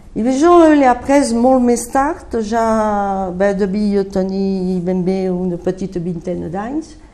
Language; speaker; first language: Catalan; non-native, local second language; French